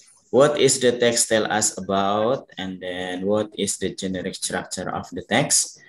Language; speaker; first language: English; non-native, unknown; Indonesian